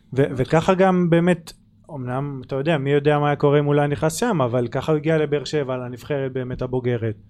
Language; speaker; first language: Hebrew; native; Hebrew